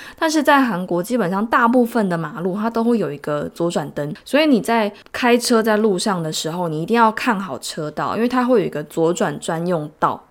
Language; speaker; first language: Chinese; native; Chinese